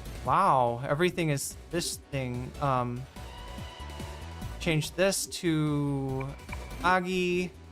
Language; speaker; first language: English; native; English